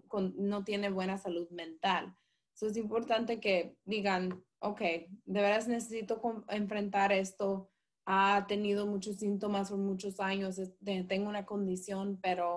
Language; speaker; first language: Spanish; early bilingual, heritage; Spanish